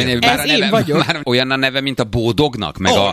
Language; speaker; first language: Hungarian; native; Hungarian